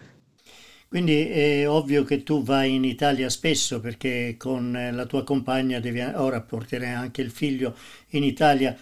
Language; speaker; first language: Italian; native; Italian